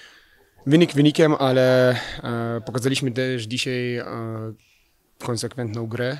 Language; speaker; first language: Polish; non-native, fluent; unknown